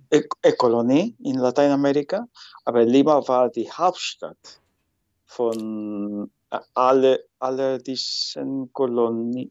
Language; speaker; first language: German; non-native, fluent; Spanish